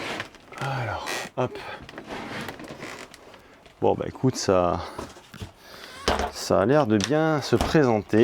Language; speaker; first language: French; native; French